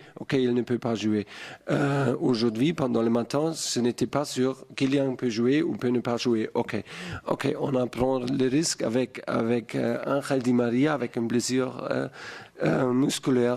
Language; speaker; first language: French; non-native, fluent; German